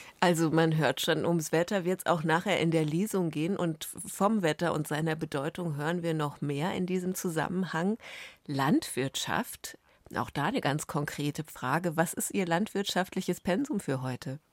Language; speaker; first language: German; native; German